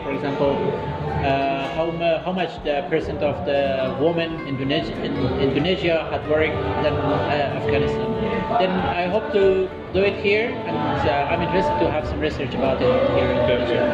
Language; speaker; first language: English; non-native, fluent; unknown